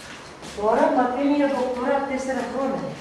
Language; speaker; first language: Greek; non-native, learner; Bulgarian